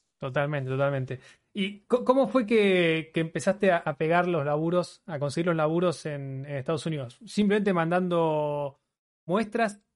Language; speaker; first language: Spanish; native; Spanish